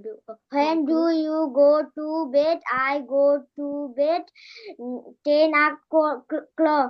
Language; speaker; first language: English; non-native, learner; Bangla